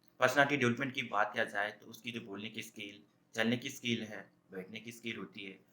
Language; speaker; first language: Hindi; native; Hindi